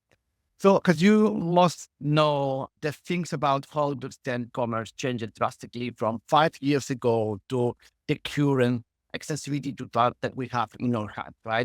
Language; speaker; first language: English; non-native, fluent; Spanish